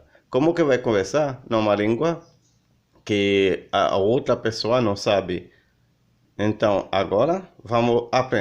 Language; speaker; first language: Portuguese; non-native, learner; Haitian Creole